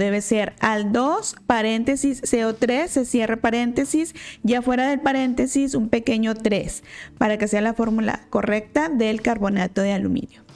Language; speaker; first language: Spanish; native; Spanish